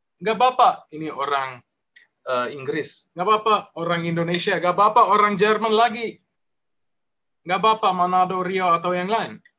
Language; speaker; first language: Indonesian; non-native, learner; German